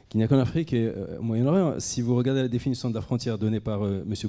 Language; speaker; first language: French; non-native, local second language; Arabic